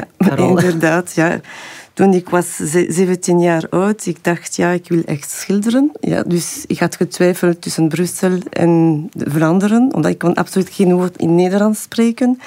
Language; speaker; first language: Dutch; non-native, local second language; French